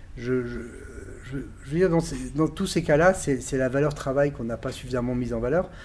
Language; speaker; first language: French; native; French